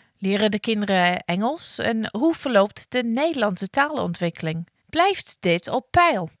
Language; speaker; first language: Dutch; non-native, fluent; English